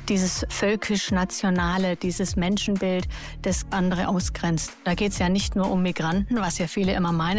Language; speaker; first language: German; native; German